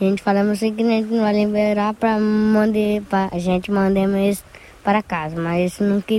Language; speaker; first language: Portuguese; non-native, local second language; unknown